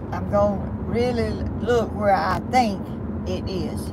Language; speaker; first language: English; native; English